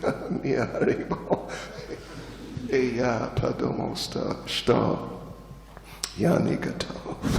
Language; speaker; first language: Russian; non-native, learner; English